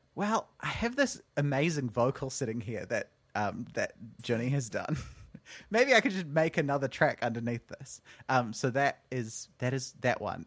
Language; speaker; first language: English; native; English